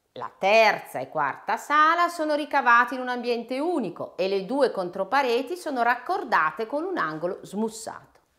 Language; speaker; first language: Italian; native; Italian